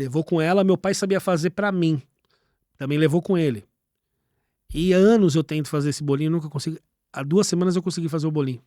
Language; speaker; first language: Portuguese; native; Portuguese